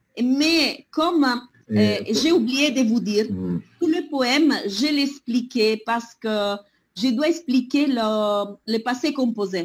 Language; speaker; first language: French; non-native, fluent; Italian